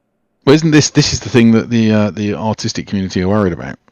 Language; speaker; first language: English; native; English